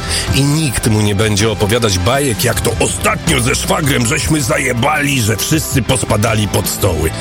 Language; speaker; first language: Polish; native; Polish